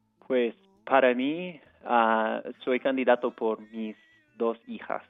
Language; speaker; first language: Spanish; non-native, fluent; English